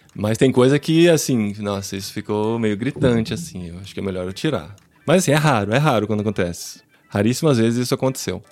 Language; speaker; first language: Portuguese; native; Portuguese